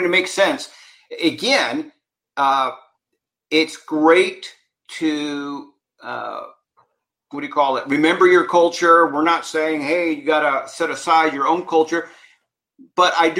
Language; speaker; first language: English; native; English